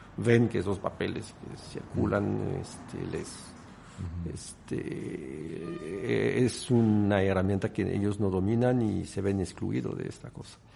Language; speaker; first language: Spanish; non-native, fluent; French